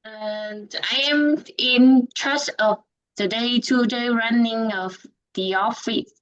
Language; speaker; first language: English; non-native, learner; Vietnamese